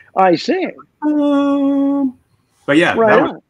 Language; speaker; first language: English; native; English